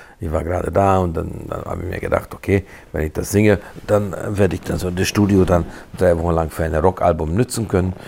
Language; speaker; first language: German; non-native, fluent; Hungarian